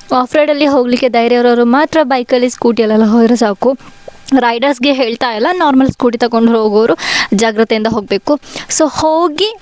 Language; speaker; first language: Kannada; non-native, local second language; Malayalam